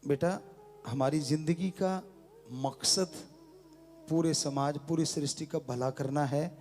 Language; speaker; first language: Hindi; non-native, local second language; Punjabi